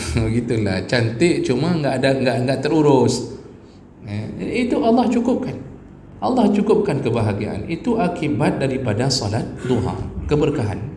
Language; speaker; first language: Malay; non-native, local second language; Achinese